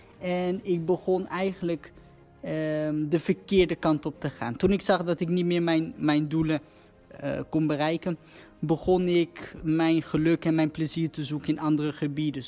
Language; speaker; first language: Dutch; early bilingual, other home language; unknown